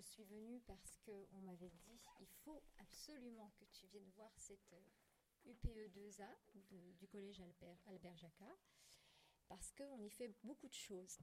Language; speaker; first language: French; native; French